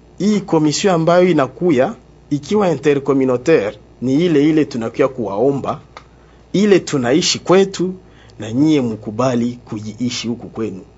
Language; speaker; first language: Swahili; non-native, local second language; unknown